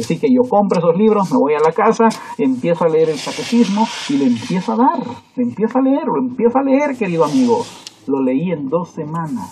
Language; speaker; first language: Spanish; native; Spanish